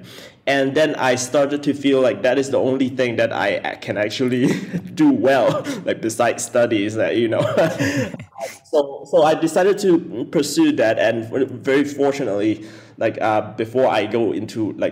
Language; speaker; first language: English; non-native, local second language; Chinese